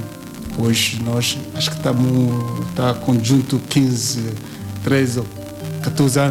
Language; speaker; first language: Portuguese; non-native, learner; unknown